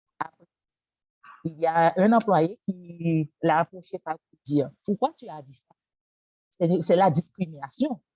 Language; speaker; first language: French; non-native, local second language; Haitian Creole